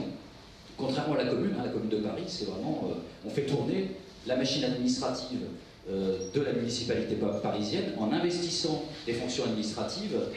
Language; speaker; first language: French; native; French